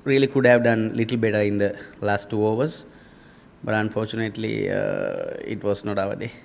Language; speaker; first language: English; non-native, local second language; Sinhala